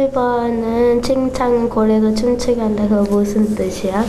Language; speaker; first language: Korean; early bilingual, heritage; Korean